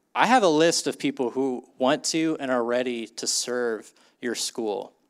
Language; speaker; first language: English; native; English